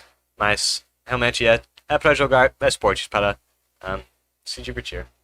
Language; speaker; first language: Portuguese; non-native, fluent; English